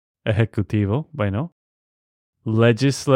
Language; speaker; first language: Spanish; non-native, fluent; English